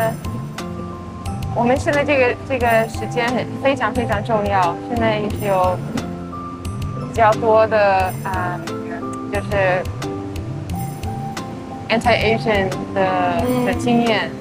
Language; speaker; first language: Chinese; early bilingual, heritage; Chinese